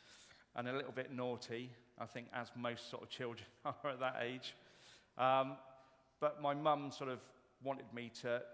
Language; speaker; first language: English; native; English